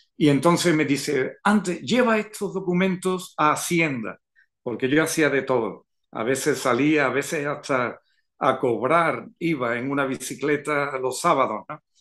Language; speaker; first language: Spanish; native; Spanish